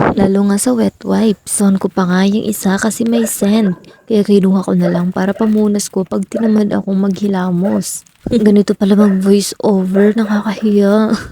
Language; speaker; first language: Filipino; non-native, local second language; Iloko